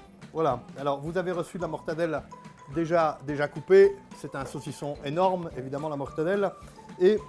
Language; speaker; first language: French; native; French